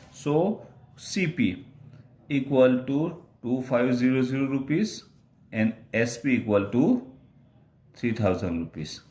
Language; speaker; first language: English; non-native, local second language; Gujarati